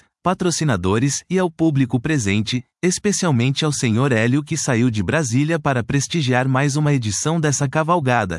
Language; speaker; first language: Portuguese; native; Portuguese